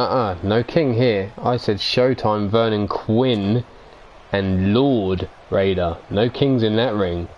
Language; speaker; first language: English; native; English